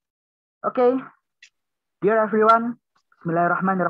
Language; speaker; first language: English; non-native, learner; Indonesian